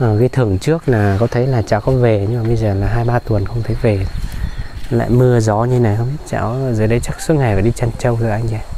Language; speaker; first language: Vietnamese; non-native, local second language; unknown